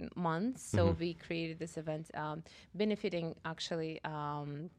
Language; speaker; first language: English; non-native, fluent; Russian